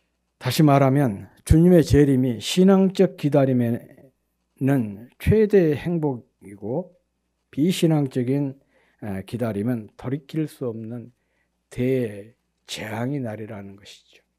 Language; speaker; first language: Korean; native; Korean